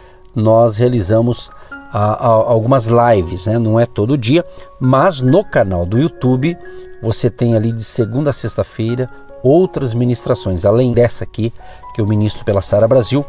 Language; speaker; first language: Portuguese; native; Portuguese